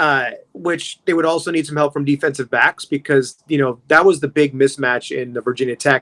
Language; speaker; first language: English; native; English